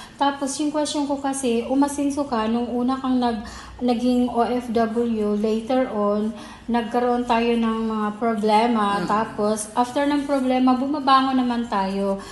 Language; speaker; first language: Filipino; native; Filipino